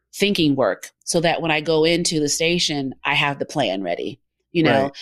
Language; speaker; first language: English; native; English